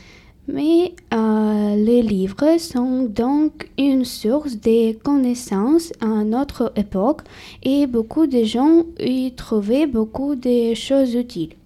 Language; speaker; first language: French; non-native, learner; Tamil